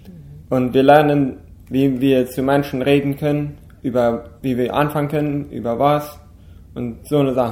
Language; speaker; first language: German; non-native, local second language; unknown